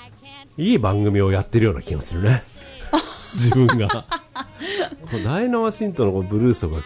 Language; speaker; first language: Japanese; native; Japanese